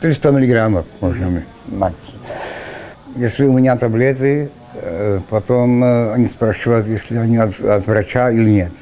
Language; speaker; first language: Russian; non-native, learner; Czech